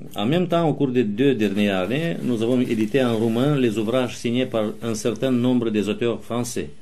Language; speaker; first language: French; non-native, fluent; Romanian